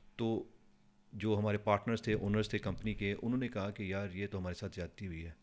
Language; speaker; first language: Urdu; non-native, fluent; Punjabi